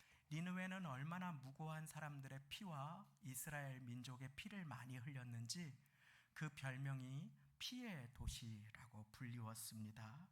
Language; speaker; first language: Korean; native; Korean